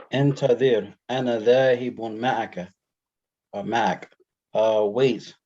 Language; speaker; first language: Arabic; non-native, learner; English